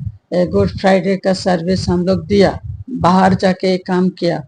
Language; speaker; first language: Hindi; non-native, local second language; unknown